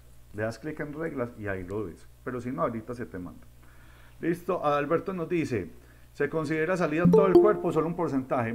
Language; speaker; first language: Spanish; native; Spanish